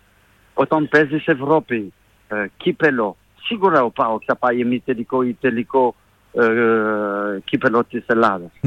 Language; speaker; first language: Greek; non-native, fluent; French